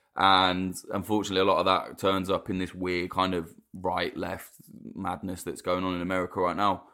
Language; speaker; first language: English; native; English